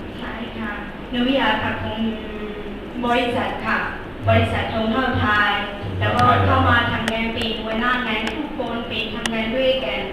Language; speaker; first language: Thai; non-native, learner; Burmese